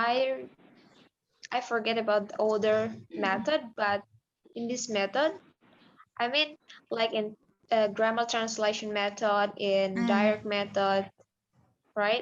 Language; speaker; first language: English; non-native, learner; Indonesian